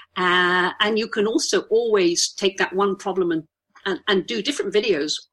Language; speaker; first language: English; native; English